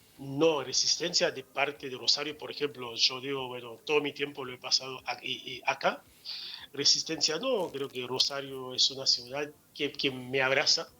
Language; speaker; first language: Spanish; non-native, fluent; Haitian Creole